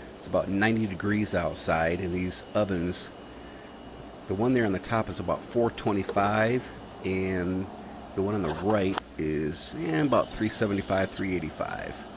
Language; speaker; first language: English; native; English